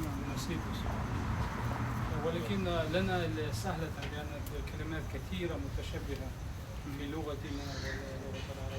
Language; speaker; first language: Arabic; non-native, learner; Kyrgyz